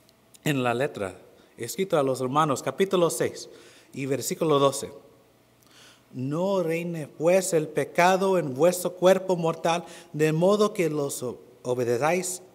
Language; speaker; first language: Spanish; non-native, fluent; English